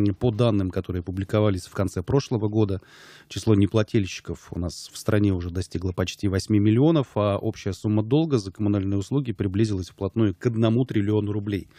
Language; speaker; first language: Russian; native; Russian